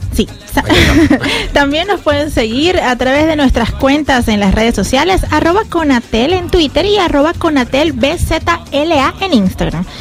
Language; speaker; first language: Spanish; native; Spanish